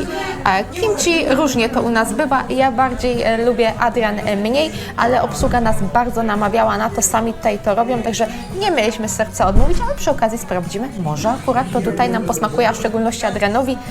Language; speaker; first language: Polish; native; Polish